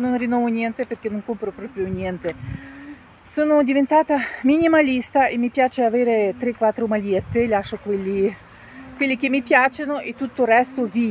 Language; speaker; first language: Italian; non-native, learner; Russian